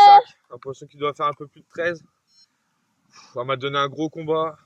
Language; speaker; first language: French; native; French